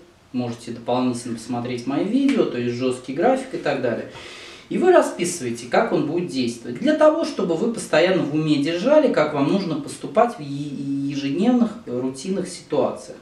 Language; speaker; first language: Russian; native; Russian